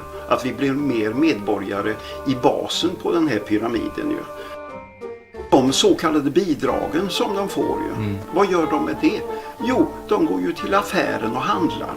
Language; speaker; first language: Swedish; native; Swedish